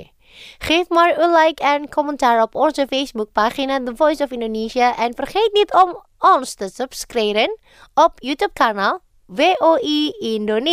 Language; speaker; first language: Dutch; non-native, fluent; Indonesian